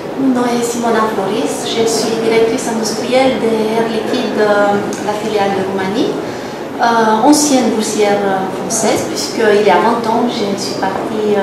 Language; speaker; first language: French; non-native, fluent; Romanian